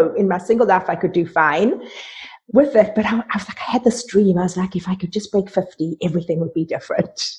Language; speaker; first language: English; native; English